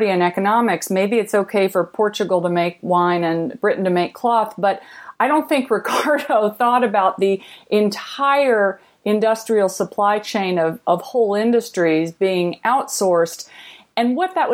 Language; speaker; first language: English; native; English